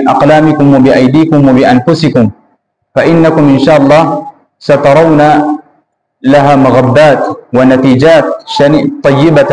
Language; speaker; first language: Arabic; non-native, fluent; Urdu